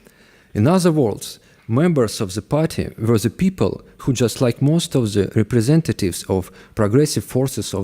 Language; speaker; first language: English; non-native, fluent; Russian